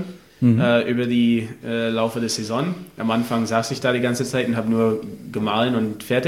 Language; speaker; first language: German; non-native, fluent; English